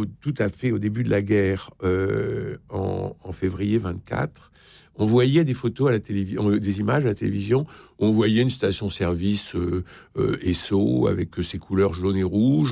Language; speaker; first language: French; native; French